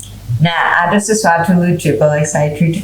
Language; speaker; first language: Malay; non-native, fluent; English